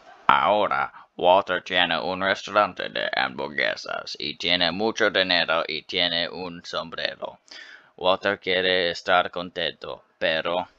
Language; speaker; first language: Spanish; non-native, learner; English